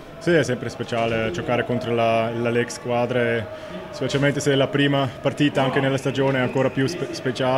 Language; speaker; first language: Italian; non-native, local second language; German